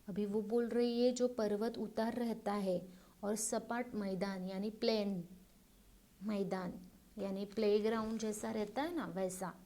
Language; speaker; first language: Hindi; non-native, local second language; Marathi